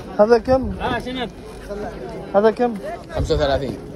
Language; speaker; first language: Arabic; non-native, learner; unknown